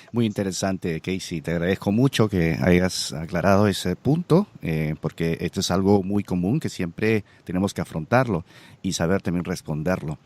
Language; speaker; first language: Spanish; native; Spanish